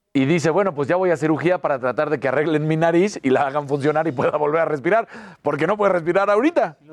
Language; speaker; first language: Spanish; native; Spanish